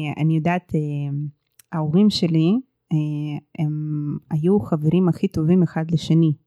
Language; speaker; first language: Hebrew; early bilingual, other home language; Russian